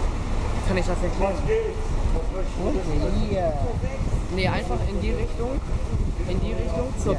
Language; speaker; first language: German; native; German